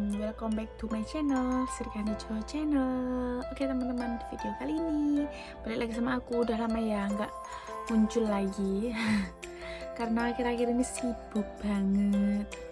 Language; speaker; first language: Indonesian; native; Indonesian